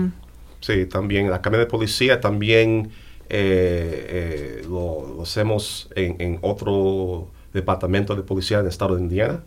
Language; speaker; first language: Spanish; early bilingual, heritage; English